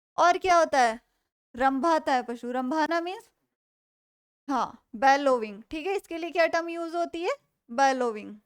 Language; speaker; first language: Hindi; native; Hindi